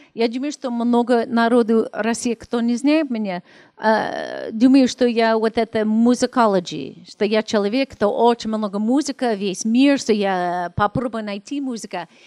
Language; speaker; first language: Russian; non-native, learner; English